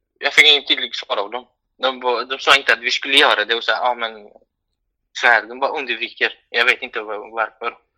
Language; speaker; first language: Swedish; non-native, fluent; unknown